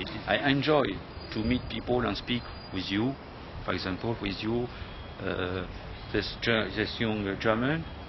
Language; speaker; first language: English; non-native, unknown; French